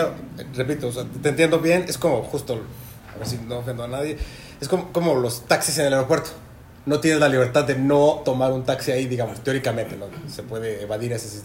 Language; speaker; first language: Spanish; native; Spanish